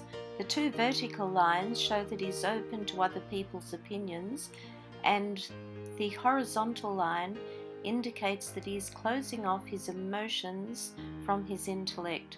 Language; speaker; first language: English; native; English